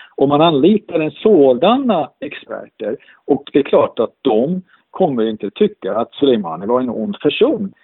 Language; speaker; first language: Swedish; non-native, fluent; Persian